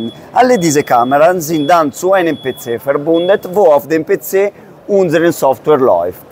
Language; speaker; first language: German; non-native, fluent; Italian